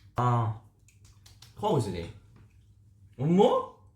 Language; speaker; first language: Korean; native; Korean